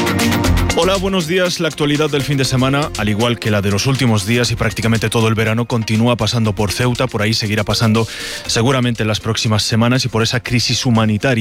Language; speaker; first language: Spanish; native; Spanish